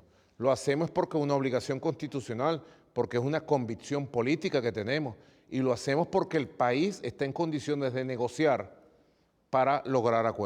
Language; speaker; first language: Spanish; native; Spanish